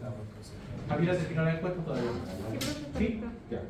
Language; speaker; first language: Spanish; native; Spanish